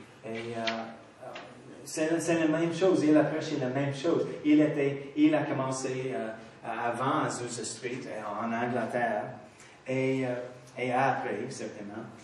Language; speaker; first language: French; non-native, fluent; English